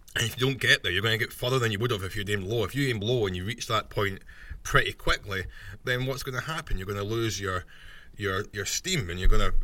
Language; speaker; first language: English; native; English